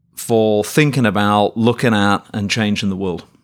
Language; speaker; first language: English; native; English